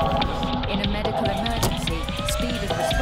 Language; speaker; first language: English; native; English